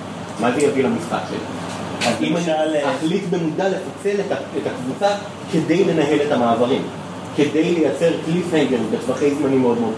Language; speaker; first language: Hebrew; native; Hebrew